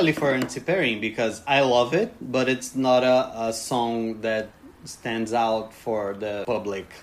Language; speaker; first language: English; non-native, fluent; Portuguese